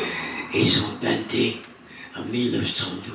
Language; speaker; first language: French; non-native, fluent; Dutch